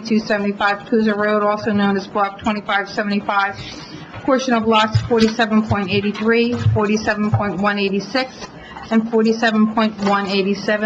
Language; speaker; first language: English; native; English